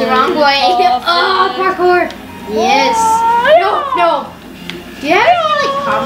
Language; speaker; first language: English; native; English